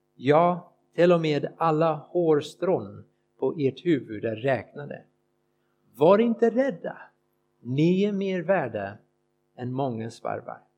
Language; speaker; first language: Swedish; non-native, fluent; English